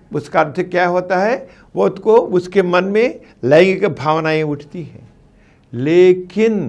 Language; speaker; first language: Hindi; non-native, local second language; Telugu